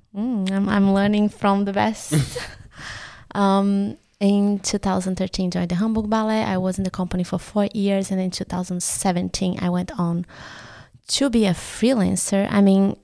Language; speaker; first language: English; non-native, fluent; Portuguese